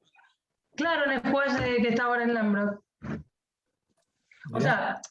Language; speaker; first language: Spanish; native; Spanish